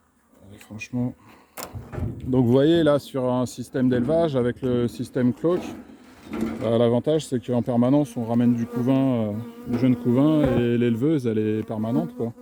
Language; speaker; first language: French; native; French